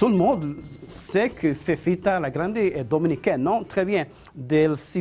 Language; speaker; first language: French; non-native, fluent; Spanish